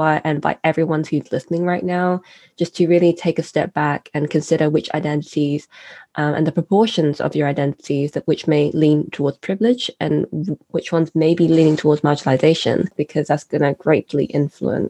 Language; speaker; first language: English; native; English